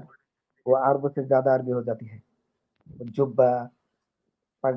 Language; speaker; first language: Hindi; non-native, learner; Bangla